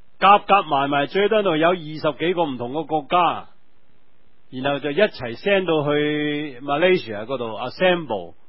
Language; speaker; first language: Chinese; non-native, local second language; Cantonese